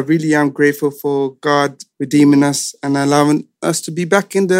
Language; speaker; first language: English; non-native, fluent; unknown